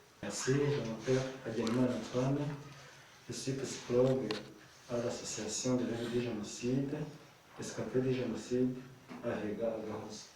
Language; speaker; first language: French; non-native, local second language; Rundi